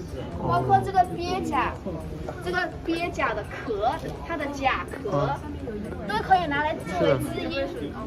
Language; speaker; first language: Chinese; native; Chinese